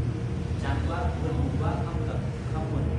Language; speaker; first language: Vietnamese; non-native, learner; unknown